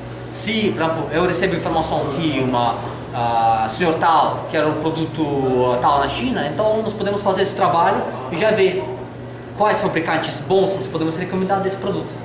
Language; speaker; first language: Portuguese; non-native, learner; Russian